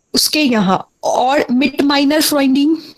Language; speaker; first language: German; non-native, learner; Hindi